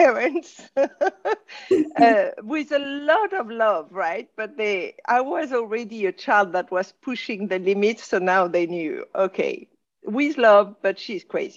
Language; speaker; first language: English; non-native, fluent; French